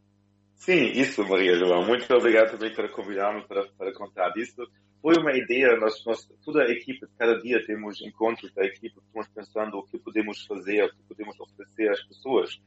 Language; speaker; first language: Portuguese; non-native, fluent; German